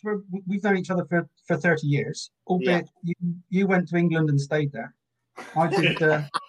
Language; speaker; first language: English; native; English